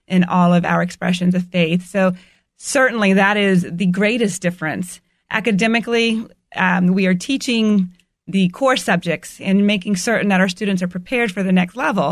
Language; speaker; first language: English; native; English